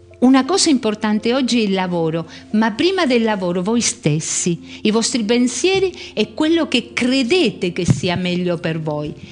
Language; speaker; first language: Italian; early bilingual, heritage; Spanish